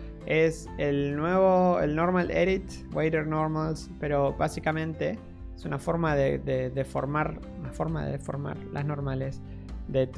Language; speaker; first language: Spanish; native; Spanish